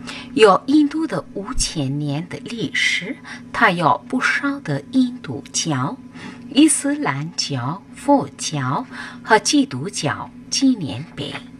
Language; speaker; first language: Chinese; non-native, learner; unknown